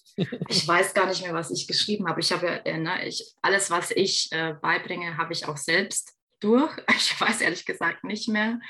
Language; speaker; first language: German; native; German